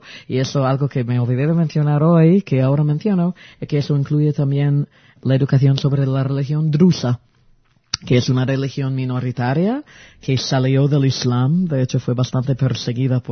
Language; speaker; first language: Spanish; early bilingual, heritage; Spanish